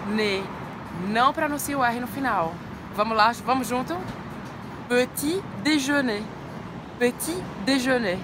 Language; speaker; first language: Portuguese; native; Portuguese